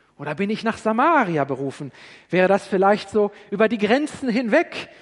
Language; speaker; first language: German; native; German